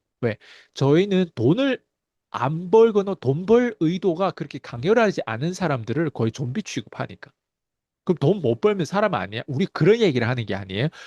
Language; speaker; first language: Korean; early bilingual, heritage; Korean